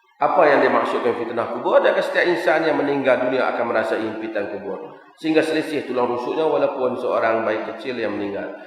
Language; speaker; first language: Malay; native; Malay